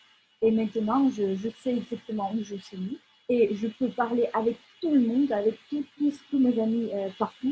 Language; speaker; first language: French; non-native, fluent; Russian